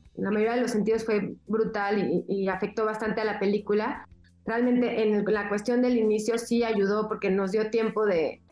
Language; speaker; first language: Spanish; native; Spanish